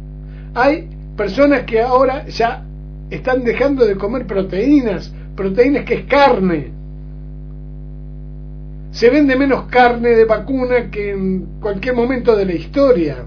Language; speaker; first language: Spanish; native; Spanish